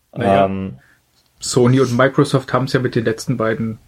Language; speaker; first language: German; native; German